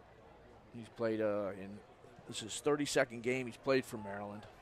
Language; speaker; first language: English; native; English